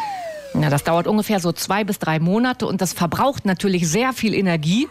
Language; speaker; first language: German; native; German